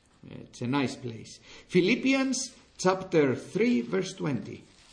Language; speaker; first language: English; non-native, fluent; Greek